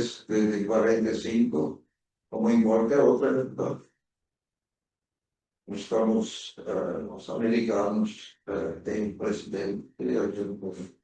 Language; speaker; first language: Portuguese; early bilingual, other home language; German